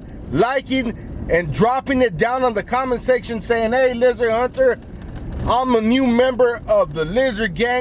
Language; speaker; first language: English; native; English